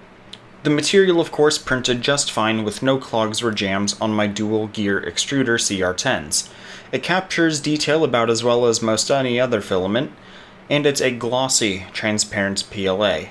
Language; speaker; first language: English; native; English